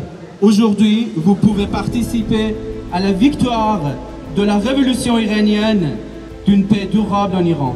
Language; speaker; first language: French; non-native, fluent; Persian